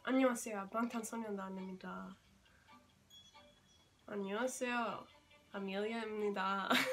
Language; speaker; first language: Korean; non-native, learner; English